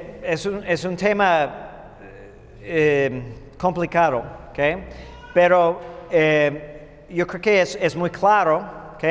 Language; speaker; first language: Spanish; non-native, fluent; English